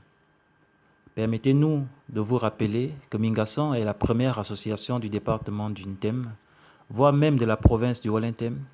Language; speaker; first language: French; non-native, local second language; Fang